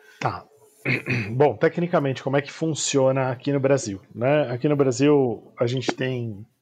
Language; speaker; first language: Portuguese; native; Portuguese